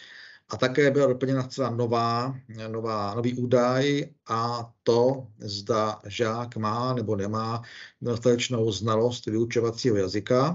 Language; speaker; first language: Czech; native; Czech